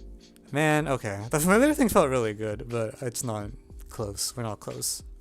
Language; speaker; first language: English; native; English